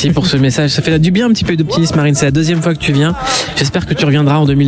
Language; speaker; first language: French; native; French